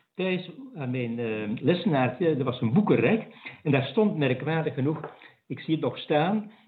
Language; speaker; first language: Dutch; native; Dutch